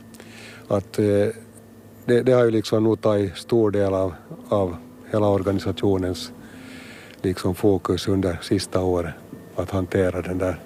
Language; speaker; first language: Swedish; native; Swedish